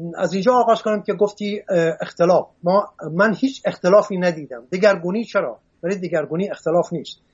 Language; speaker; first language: Persian; non-native, local second language; Assyrian Neo-Aramaic